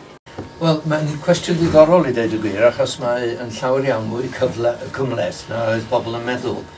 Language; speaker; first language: Welsh; non-native, local second language; English